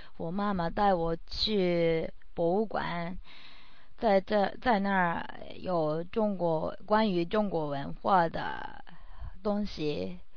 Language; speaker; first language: Chinese; non-native, learner; Japanese